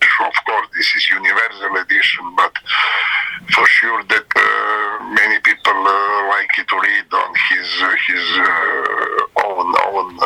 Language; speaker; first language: English; non-native, learner; Serbian